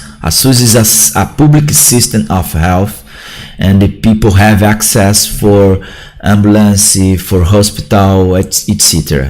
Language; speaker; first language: English; non-native, learner; Portuguese